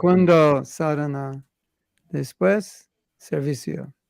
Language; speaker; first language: Spanish; non-native, learner; English